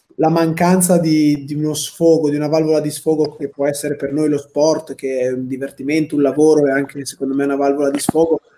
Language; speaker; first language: Italian; native; Italian